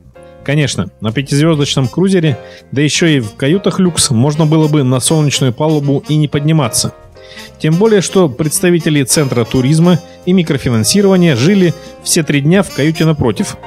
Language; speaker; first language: Russian; native; Russian